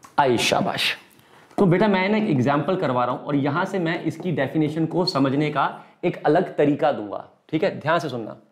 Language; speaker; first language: Hindi; native; Hindi